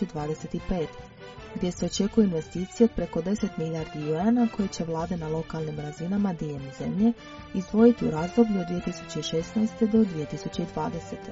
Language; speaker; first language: Croatian; native; Croatian